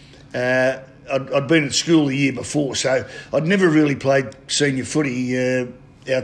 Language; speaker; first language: English; native; English